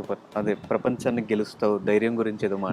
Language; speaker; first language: Telugu; native; Telugu